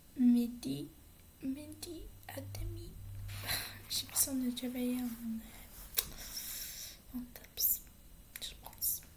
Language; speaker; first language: French; non-native, learner; English